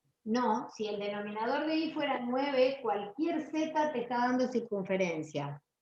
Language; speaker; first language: Spanish; native; Spanish